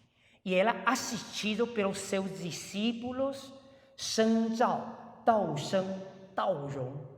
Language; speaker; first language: Portuguese; non-native, fluent; Chinese